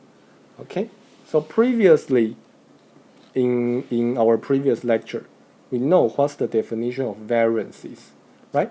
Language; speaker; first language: English; non-native, fluent; Chinese